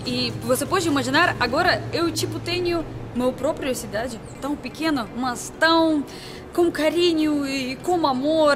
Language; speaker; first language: Portuguese; non-native, learner; Russian